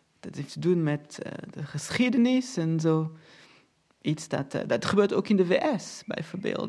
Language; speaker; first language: Dutch; non-native, fluent; Portuguese